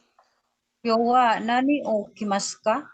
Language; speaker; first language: Japanese; non-native, learner; Filipino